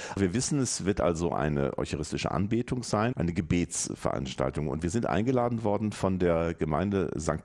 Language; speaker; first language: German; native; German